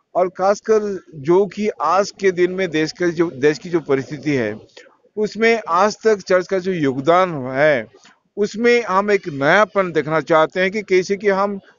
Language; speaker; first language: Hindi; non-native, local second language; Odia